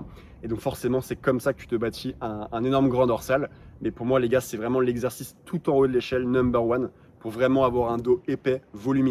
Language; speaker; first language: French; native; French